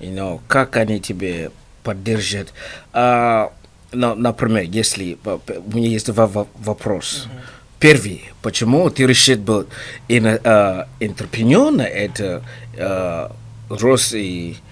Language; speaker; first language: Russian; non-native, learner; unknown